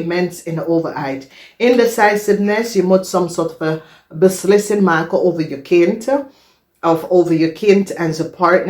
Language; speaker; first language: Dutch; non-native, fluent; English